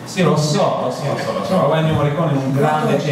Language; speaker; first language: Italian; non-native, learner; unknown